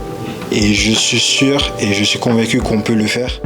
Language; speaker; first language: French; non-native, local second language; Haitian Creole